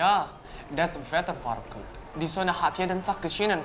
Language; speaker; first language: German; non-native, learner; Indonesian